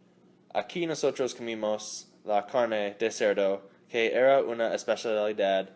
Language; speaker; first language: Spanish; non-native, learner; English